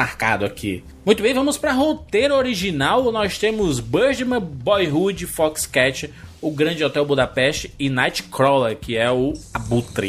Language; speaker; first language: Portuguese; native; Portuguese